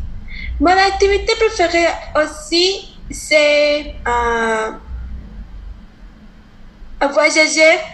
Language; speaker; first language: French; non-native, learner; Spanish